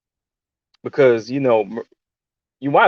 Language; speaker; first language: English; native; English